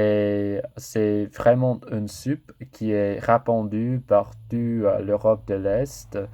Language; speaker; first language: French; non-native, learner; English